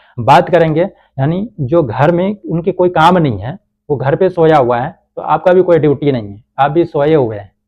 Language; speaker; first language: Hindi; native; Hindi